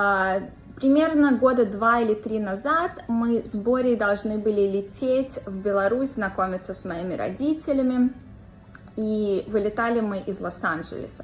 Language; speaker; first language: Russian; native; Russian